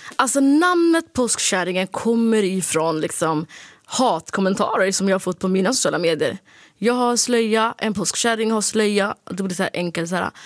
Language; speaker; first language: Swedish; early bilingual, other home language; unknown